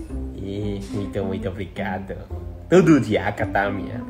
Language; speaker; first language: Portuguese; non-native, learner; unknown